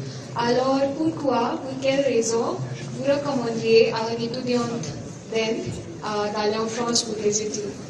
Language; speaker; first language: French; non-native, fluent; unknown